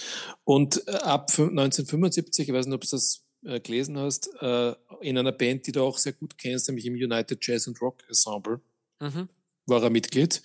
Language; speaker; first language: German; native; German